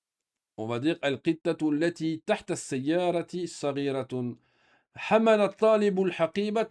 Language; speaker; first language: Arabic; non-native, fluent; French